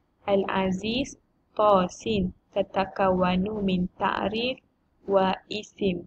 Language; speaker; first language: Arabic; non-native, learner; Malay